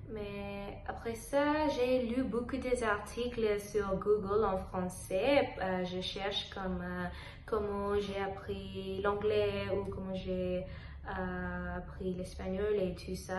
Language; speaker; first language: French; non-native, learner; Telugu